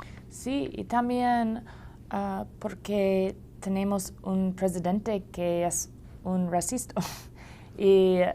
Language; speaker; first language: Spanish; non-native, learner; English